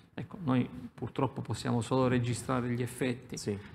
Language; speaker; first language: Italian; native; Italian